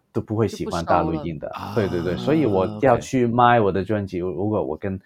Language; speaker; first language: Chinese; non-native, local second language; Cantonese